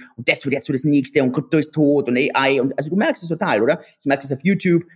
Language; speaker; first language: German; native; German